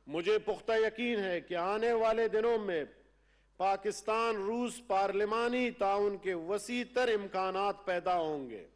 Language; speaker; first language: Urdu; non-native, local second language; Baluchi